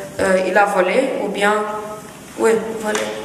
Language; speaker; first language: French; non-native, learner; Lithuanian